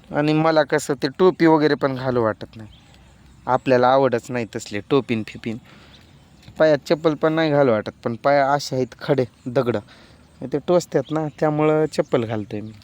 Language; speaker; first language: Marathi; non-native, local second language; Lambadi